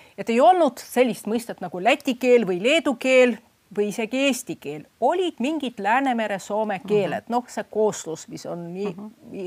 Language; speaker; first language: Estonian; non-native, fluent; Russian